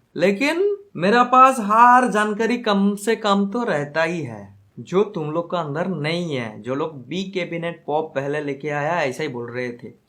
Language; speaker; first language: Hindi; non-native, local second language; Bangla